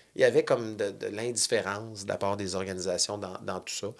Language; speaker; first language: French; native; French